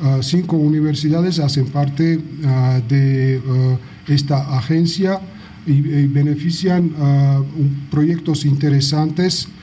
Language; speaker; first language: Spanish; non-native, fluent; Georgian